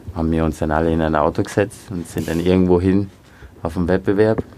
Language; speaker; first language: German; early bilingual, other home language; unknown